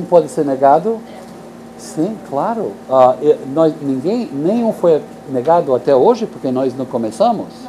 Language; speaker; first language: Portuguese; non-native, fluent; English